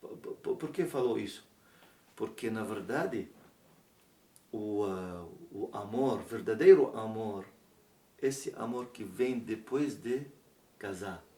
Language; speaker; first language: Portuguese; non-native, learner; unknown